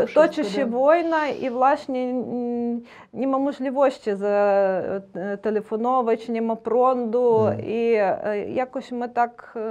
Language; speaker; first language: Ukrainian; native; Ukrainian